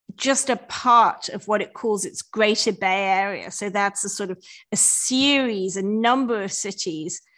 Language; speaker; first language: English; native; English